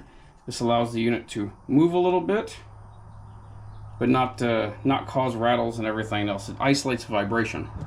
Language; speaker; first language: English; native; English